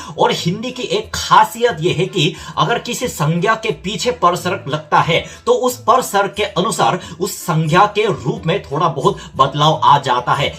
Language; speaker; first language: Hindi; non-native, fluent; Korean